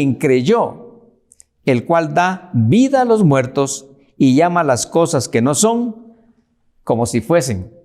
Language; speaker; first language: Spanish; native; Spanish